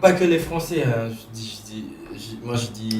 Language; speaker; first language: French; non-native, fluent; Khmer